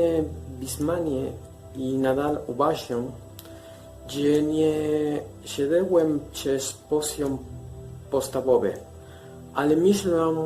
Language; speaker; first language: Polish; non-native, learner; Spanish